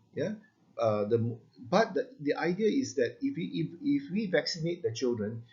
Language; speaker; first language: English; non-native, local second language; Malay